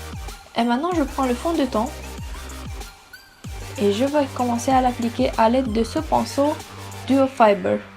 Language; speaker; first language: French; non-native, fluent; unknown